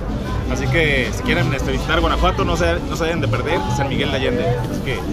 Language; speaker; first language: Spanish; native; Spanish